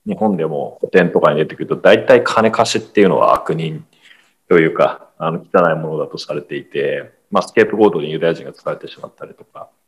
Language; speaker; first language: Japanese; native; Japanese